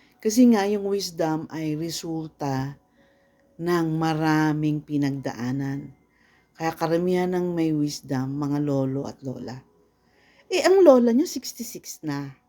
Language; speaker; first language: Filipino; native; Filipino